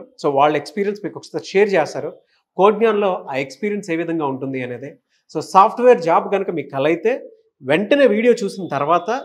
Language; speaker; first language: Telugu; native; Telugu